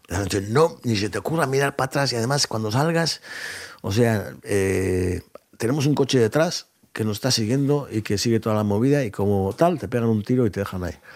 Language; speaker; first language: Spanish; non-native, local second language; Basque